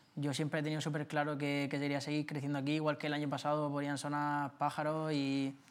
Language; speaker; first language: Spanish; native; Spanish